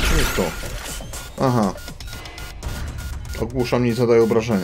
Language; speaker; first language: Polish; native; Polish